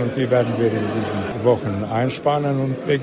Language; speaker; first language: German; native; German